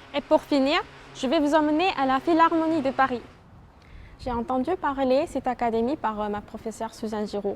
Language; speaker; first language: French; non-native, fluent; Korean